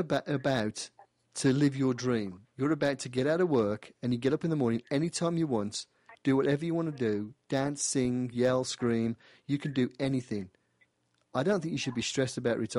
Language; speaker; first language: English; native; English